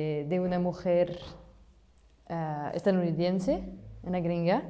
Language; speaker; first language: Spanish; non-native, fluent; French